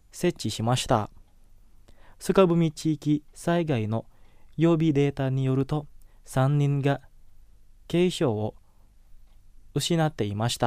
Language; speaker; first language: Japanese; non-native, fluent; Indonesian